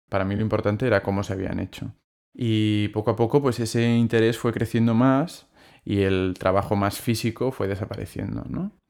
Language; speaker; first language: Spanish; non-native, local second language; Catalan